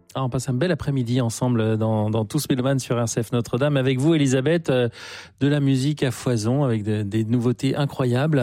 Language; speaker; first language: French; native; French